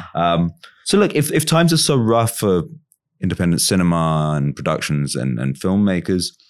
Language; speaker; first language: English; native; English